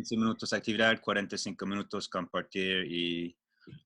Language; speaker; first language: Spanish; non-native, learner; English